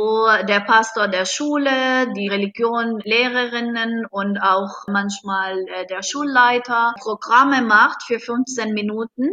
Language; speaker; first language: German; non-native, fluent; Arabic